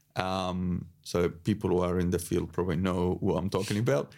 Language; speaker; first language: English; non-native, fluent; Italian